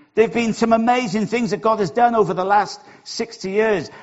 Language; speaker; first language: English; native; English